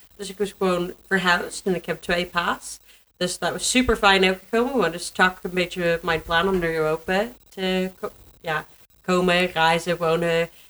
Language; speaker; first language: Dutch; non-native, learner; English